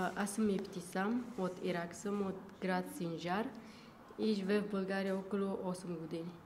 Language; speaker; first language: Bulgarian; non-native, learner; Kurdish